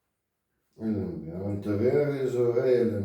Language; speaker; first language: French; non-native, fluent; Dutch